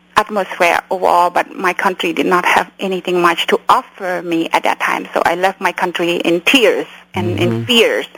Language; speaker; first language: English; early bilingual, other home language; Khmer